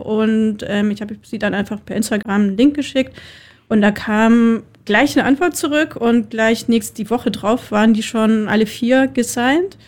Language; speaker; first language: German; native; German